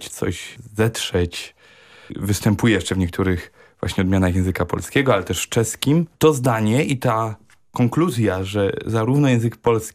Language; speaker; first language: Polish; non-native, local second language; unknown